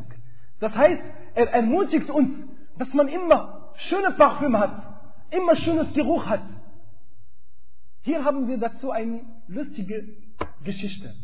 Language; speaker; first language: German; non-native, fluent; Arabic